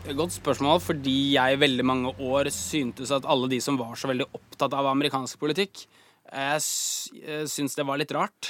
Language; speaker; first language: Norwegian; native; Norwegian